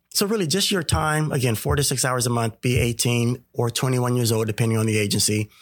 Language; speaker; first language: English; native; English